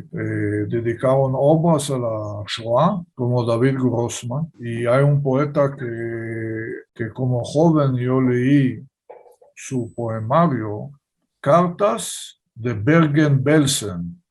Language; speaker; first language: Spanish; non-native, fluent; Hebrew